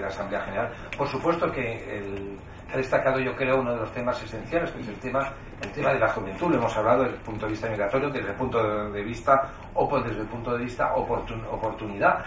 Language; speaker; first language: Spanish; native; Spanish